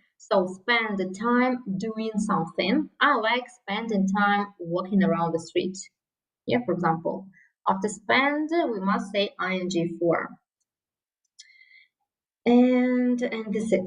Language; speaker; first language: English; non-native, fluent; Russian